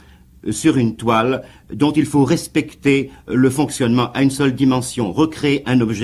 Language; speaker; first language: French; native; French